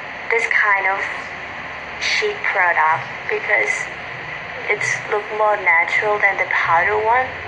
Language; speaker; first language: English; non-native, learner; Thai